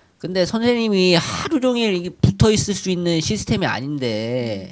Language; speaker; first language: Korean; native; Korean